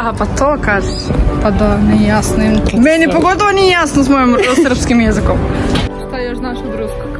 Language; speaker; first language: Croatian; non-native, learner; Russian